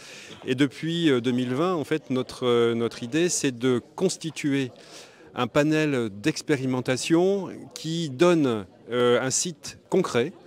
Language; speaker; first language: French; native; French